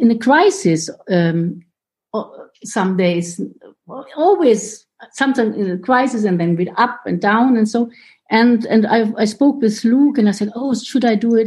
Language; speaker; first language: English; non-native, fluent; German